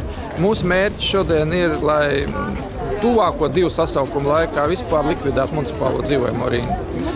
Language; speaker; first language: Latvian; native; Latvian